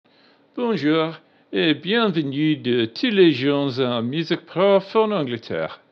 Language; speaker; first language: French; non-native, learner; English